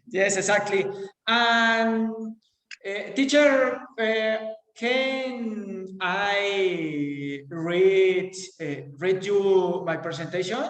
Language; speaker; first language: English; non-native, learner; Spanish